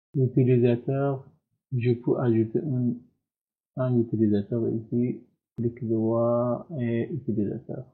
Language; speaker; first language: French; non-native, learner; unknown